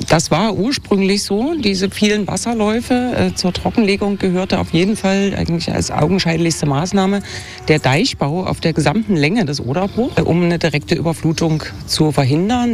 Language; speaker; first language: German; native; German